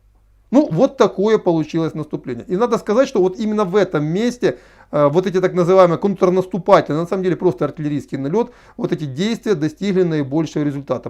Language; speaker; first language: Russian; native; Russian